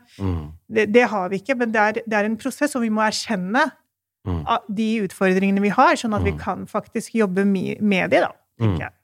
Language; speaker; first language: Norwegian; early bilingual, other home language; Urdu